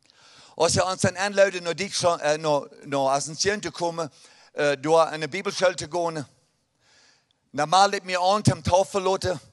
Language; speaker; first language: German; early bilingual, heritage; Plautdietsch